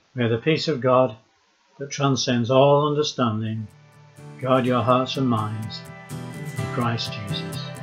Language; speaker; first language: English; native; English